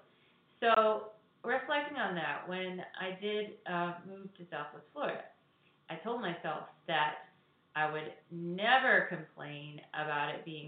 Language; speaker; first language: English; native; English